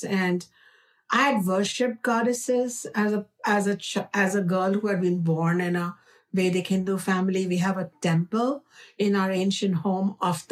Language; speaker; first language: English; non-native, local second language; Hindi